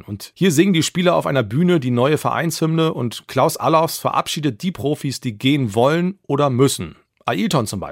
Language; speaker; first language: German; native; German